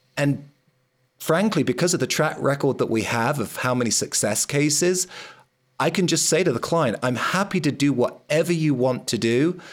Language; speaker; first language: English; native; English